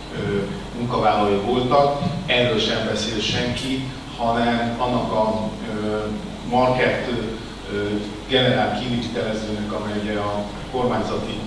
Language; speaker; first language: Hungarian; native; Hungarian